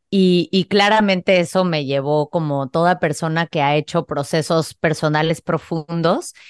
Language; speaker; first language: Spanish; native; Spanish